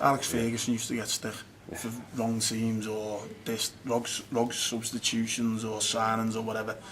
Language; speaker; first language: English; native; English